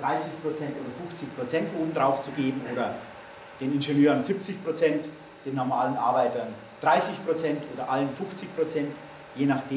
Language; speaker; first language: German; native; German